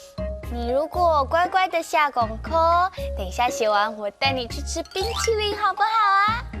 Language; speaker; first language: Chinese; native; Chinese